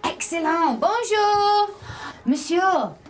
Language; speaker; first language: French; non-native, fluent; English